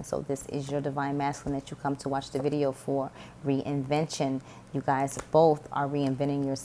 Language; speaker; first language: English; native; English